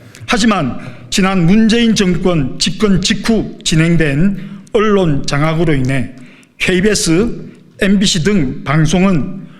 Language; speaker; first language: Korean; native; Korean